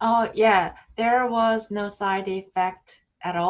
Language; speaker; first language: English; non-native, learner; Korean